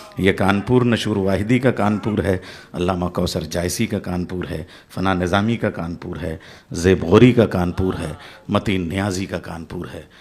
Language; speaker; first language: Urdu; native; Urdu